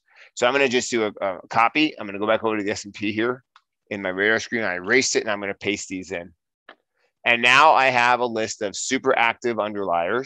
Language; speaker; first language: English; native; English